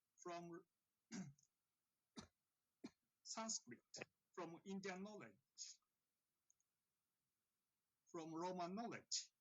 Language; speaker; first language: English; non-native, fluent; Japanese